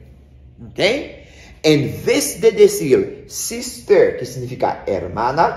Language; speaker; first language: Spanish; non-native, fluent; Haitian Creole